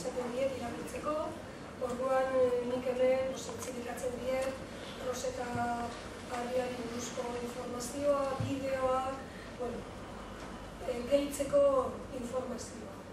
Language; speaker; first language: Basque; non-native, local second language; Spanish